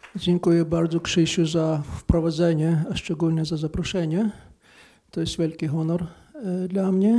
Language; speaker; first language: Polish; non-native, fluent; Ukrainian